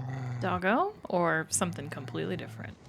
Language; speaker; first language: English; native; English